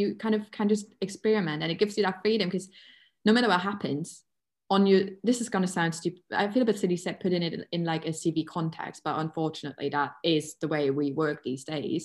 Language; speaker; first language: English; non-native, fluent; German